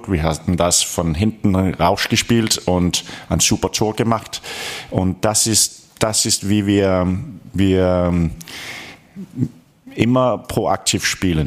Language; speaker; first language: German; non-native, fluent; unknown